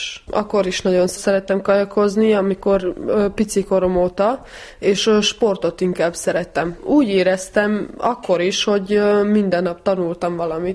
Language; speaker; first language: Hungarian; early bilingual, heritage; Hungarian